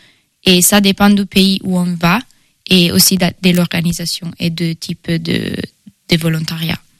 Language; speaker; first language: French; non-native, fluent; Italian